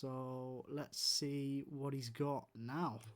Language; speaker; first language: English; native; English